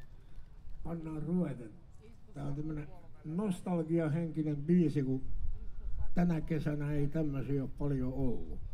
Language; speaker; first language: Finnish; native; Finnish